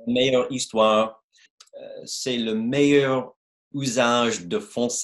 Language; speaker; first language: French; non-native, fluent; English